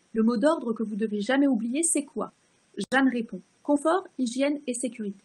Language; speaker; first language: French; native; French